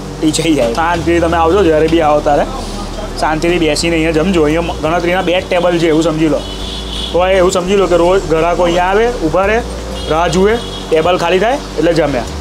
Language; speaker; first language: Gujarati; native; Gujarati